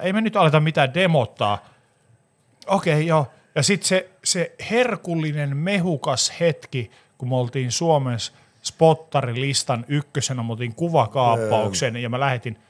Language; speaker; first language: Finnish; native; Finnish